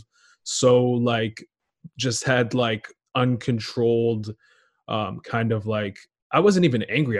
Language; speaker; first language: English; native; English